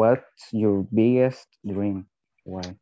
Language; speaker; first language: English; non-native, learner; Spanish